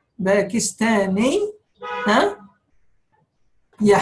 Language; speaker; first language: Arabic; non-native, fluent; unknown